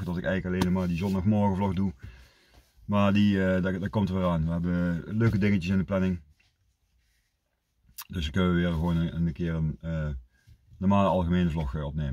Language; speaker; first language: Dutch; native; Dutch